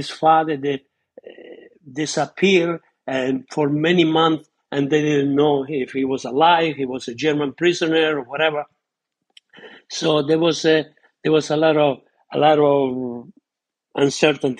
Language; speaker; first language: English; non-native, fluent; Spanish